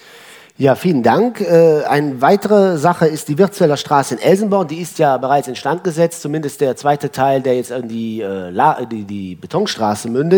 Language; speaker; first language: German; native; German